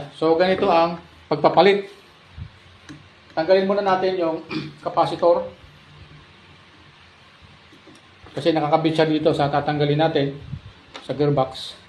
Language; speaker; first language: Filipino; native; Filipino